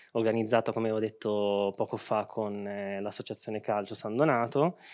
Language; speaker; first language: Italian; early bilingual, other home language; Arabic